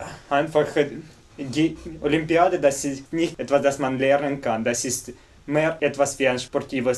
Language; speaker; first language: German; non-native, fluent; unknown